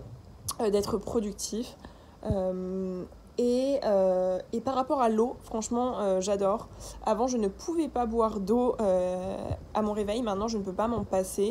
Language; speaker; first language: French; native; French